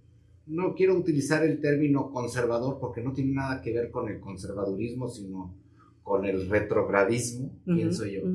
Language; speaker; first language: Spanish; native; Spanish